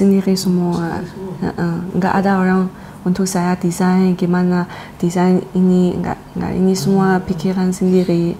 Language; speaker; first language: Indonesian; non-native, learner; Chinese